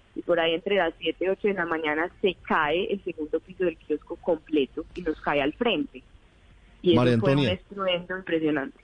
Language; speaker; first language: Spanish; native; Spanish